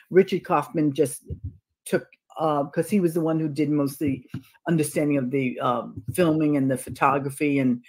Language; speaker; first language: English; native; English